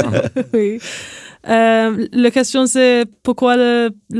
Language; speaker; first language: French; non-native, learner; English